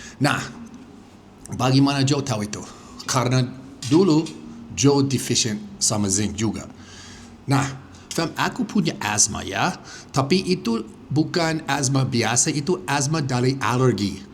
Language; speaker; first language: Indonesian; non-native, fluent; English